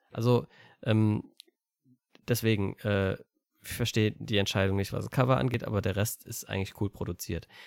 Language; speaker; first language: German; native; German